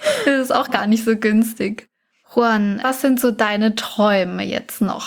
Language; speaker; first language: German; native; German